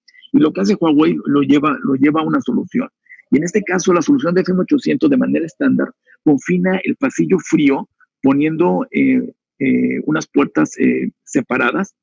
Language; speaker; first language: Spanish; native; Spanish